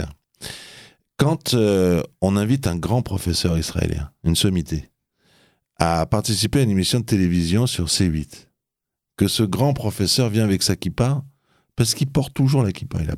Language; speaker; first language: French; native; French